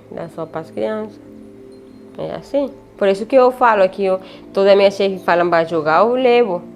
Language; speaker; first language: Portuguese; non-native, learner; Spanish